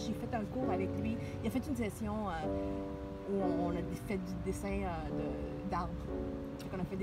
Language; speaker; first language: French; non-native, fluent; Spanish